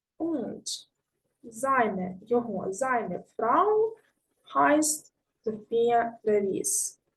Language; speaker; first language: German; non-native, learner; Ukrainian